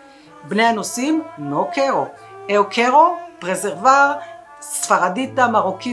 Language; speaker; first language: Portuguese; non-native, learner; Spanish